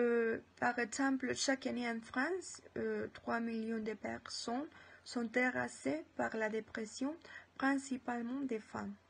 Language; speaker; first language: French; non-native, learner; Spanish